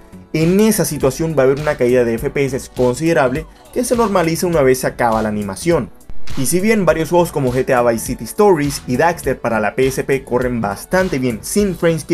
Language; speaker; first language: Spanish; native; Spanish